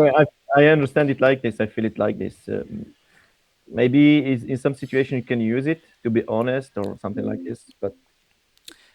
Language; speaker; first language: English; non-native, fluent; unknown